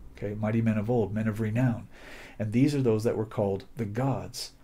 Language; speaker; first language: English; native; English